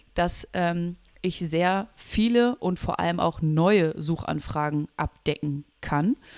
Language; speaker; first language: German; native; German